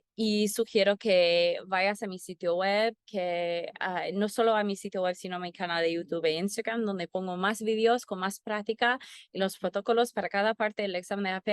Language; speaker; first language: Spanish; non-native, fluent; English